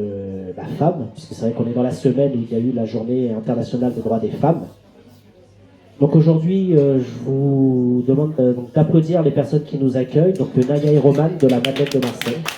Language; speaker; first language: French; native; French